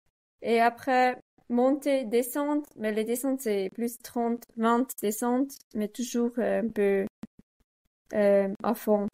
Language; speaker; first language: French; non-native, learner; Swiss German